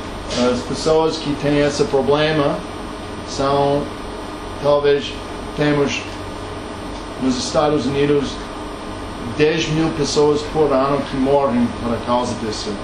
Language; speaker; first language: Portuguese; non-native, learner; English